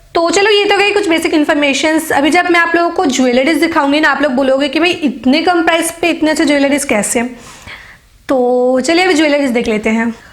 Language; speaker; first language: Hindi; non-native, local second language; Bangla